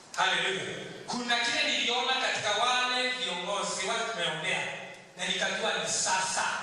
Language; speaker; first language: Swahili; non-native, local second language; Kikuyu